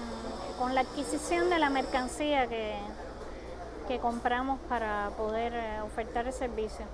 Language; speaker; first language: Portuguese; non-native, fluent; Spanish